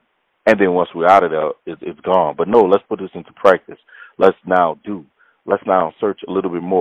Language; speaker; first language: English; native; English